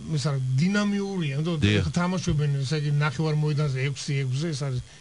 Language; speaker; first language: Georgian; native; Georgian